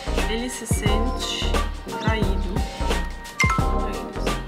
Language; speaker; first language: Portuguese; non-native, learner; Italian